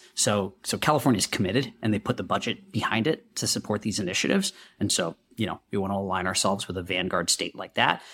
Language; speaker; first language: English; non-native, local second language; Hindi